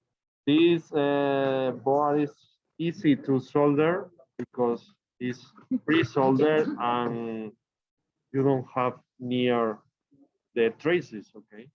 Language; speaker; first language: English; non-native, learner; Spanish